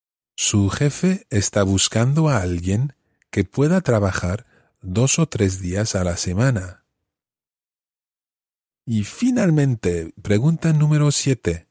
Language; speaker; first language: Spanish; non-native, fluent; English